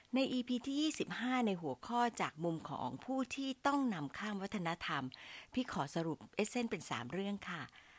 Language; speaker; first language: Thai; native; Thai